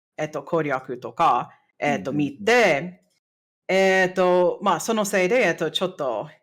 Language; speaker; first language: Japanese; non-native, fluent; English